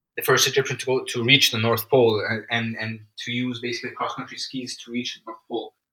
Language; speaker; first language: English; non-native, fluent; Arabic